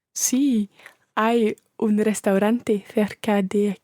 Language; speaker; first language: Spanish; non-native, learner; English